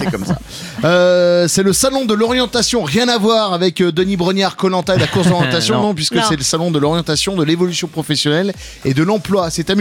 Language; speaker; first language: French; native; French